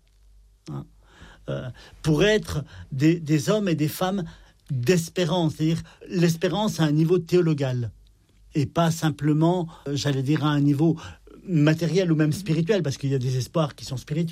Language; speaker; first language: French; native; French